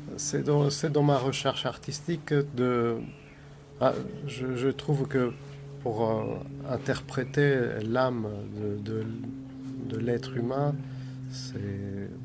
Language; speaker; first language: French; non-native, fluent; Greek